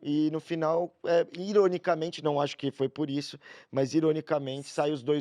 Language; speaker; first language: Portuguese; native; Portuguese